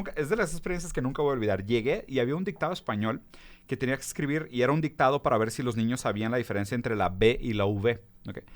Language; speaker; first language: Spanish; early bilingual, other home language; Portuguese